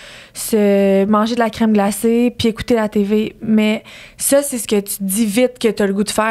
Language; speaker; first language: French; native; French